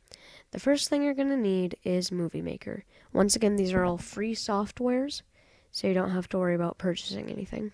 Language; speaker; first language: English; native; English